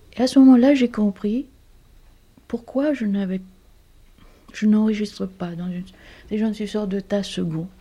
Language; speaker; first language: French; non-native, fluent; Greek